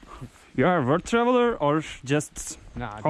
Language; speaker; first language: English; non-native, learner; Turkish